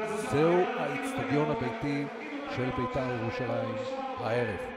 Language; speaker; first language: Hebrew; native; Hebrew